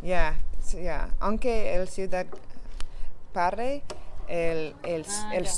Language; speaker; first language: Spanish; non-native, learner; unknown